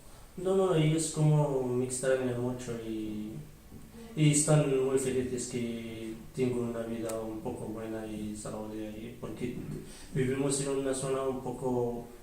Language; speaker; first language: Spanish; non-native, learner; Arabic